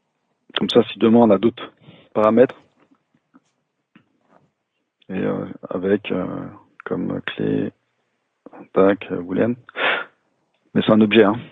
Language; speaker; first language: French; native; French